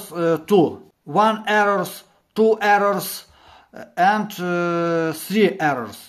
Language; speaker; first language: English; non-native, learner; Ukrainian